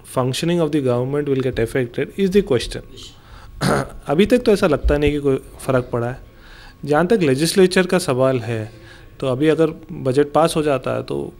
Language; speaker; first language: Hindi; non-native, local second language; Gujarati